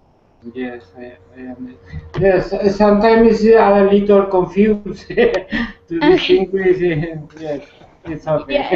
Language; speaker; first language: English; non-native, learner; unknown